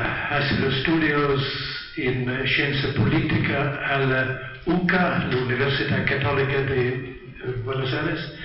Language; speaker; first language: Spanish; non-native, learner; Italian